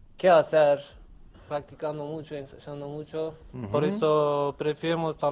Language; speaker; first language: Spanish; non-native, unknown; Kurdish